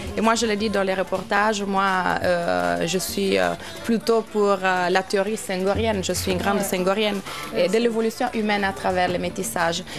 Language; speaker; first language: French; non-native, fluent; Italian